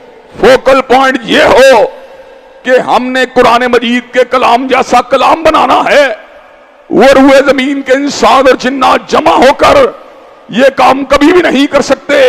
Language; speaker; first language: Urdu; native; Urdu